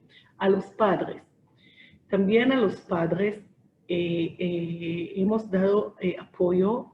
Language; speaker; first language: Spanish; non-native, fluent; Hebrew